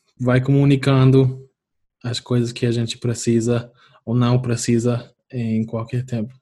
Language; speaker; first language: Portuguese; non-native, fluent; English